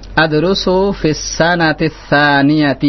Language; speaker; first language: Arabic; non-native, fluent; Indonesian